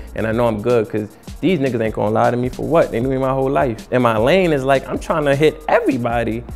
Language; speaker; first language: English; native; English